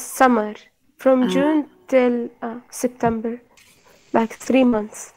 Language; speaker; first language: English; non-native, fluent; Arabic